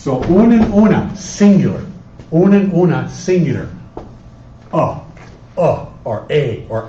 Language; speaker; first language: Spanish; non-native, fluent; English